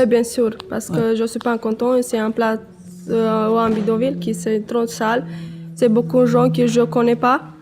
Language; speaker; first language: French; non-native, learner; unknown